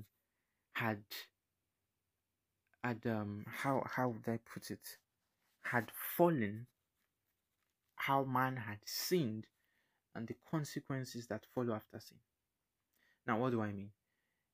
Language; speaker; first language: English; non-native, local second language; Yoruba